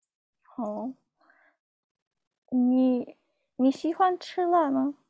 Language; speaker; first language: Chinese; non-native, learner; English